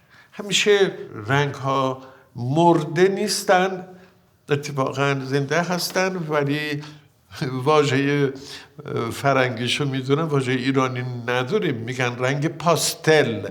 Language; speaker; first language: Persian; native; Persian